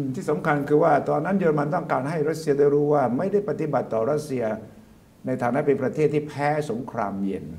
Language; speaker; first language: Thai; native; Thai